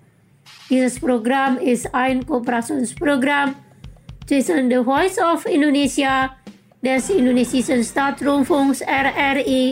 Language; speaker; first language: German; non-native, fluent; Indonesian